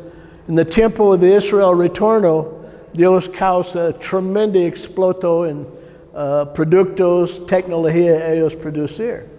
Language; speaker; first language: Spanish; non-native, learner; English